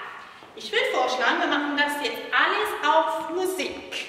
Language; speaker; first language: German; non-native, fluent; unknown